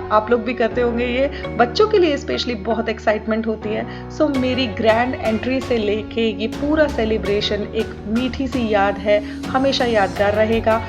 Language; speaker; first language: Hindi; native; Hindi